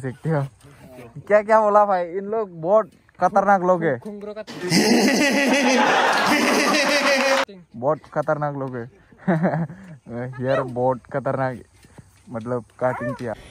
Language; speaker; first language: Hindi; non-native, local second language; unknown